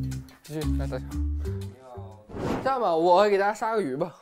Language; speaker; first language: Chinese; native; Chinese